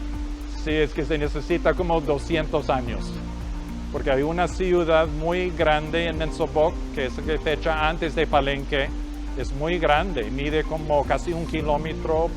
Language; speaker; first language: Spanish; non-native, fluent; English